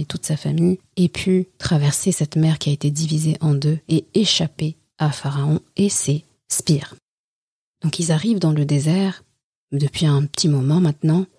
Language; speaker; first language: French; native; French